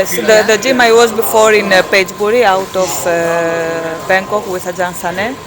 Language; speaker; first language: English; non-native, fluent; Greek